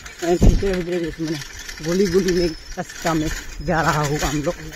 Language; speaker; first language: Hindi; non-native, local second language; Assamese